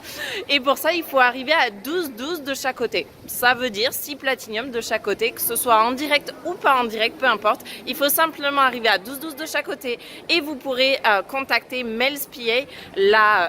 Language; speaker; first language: French; native; French